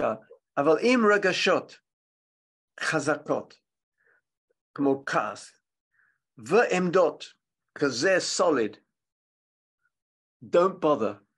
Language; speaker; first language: Hebrew; non-native, fluent; English